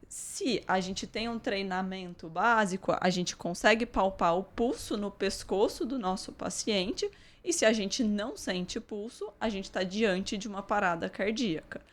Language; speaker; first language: Portuguese; native; Portuguese